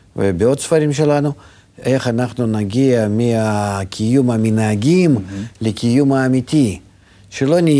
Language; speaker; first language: Hebrew; non-native, fluent; Russian